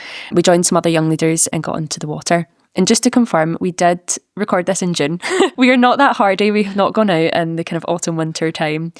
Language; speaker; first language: English; native; English